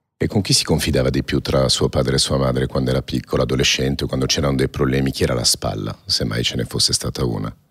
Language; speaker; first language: Italian; native; Italian